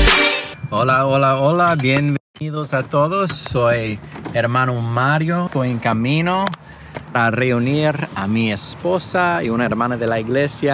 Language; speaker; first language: Spanish; non-native, learner; English